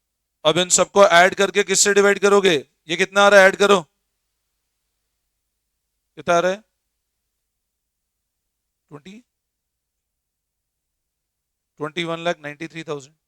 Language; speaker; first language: Hindi; native; Hindi